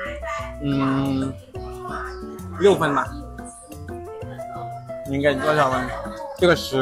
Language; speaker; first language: Chinese; early bilingual, heritage; Vietnamese